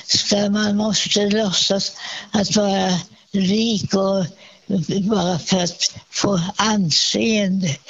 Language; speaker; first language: Swedish; non-native, fluent; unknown